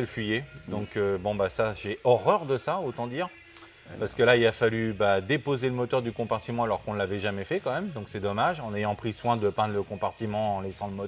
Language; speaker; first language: French; native; French